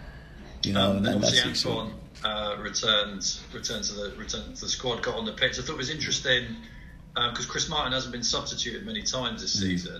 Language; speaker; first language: English; native; English